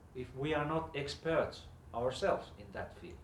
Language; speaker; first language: English; non-native, fluent; Finnish